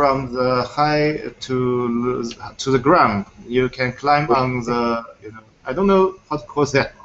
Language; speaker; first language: English; non-native, fluent; Chinese